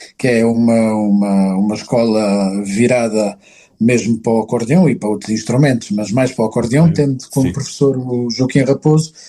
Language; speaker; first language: Portuguese; native; Portuguese